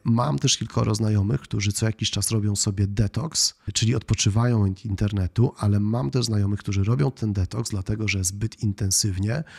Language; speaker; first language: Polish; native; Polish